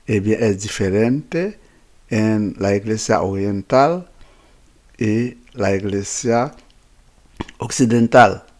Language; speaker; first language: Spanish; non-native, fluent; Haitian Creole